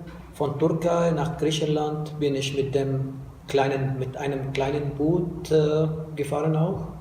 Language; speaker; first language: German; non-native, fluent; Arabic